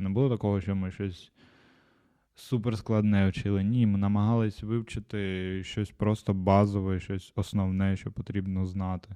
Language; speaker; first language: Ukrainian; non-native, local second language; Russian